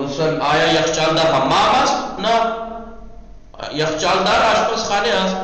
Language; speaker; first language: Persian; non-native, fluent; Urdu